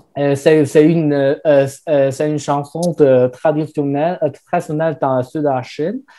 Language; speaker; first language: French; non-native, learner; Chinese